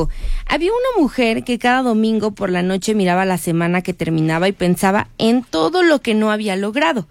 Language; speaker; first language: Spanish; native; Spanish